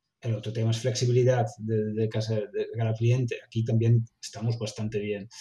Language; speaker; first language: Spanish; non-native, fluent; Dutch